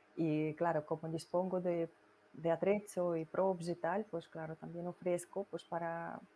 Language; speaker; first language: Spanish; non-native, fluent; Russian